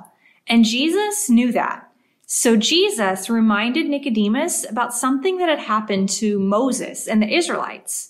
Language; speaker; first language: English; native; English